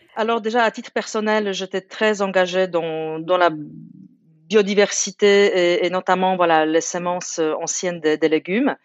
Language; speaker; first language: French; non-native, fluent; Polish